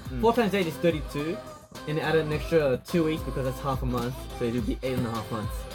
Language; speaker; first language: English; early bilingual, other home language; Korean